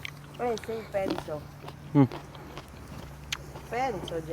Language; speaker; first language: Italian; non-native, learner; Filipino